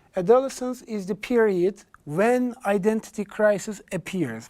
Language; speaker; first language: English; non-native, fluent; Turkish